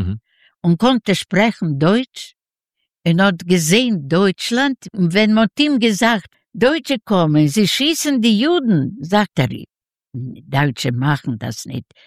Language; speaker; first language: German; non-native, learner; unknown